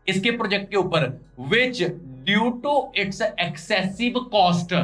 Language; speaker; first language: Hindi; non-native, local second language; Punjabi